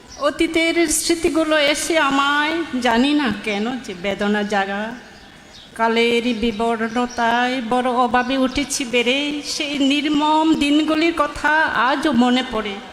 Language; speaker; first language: Bangla; non-native, local second language; Manipuri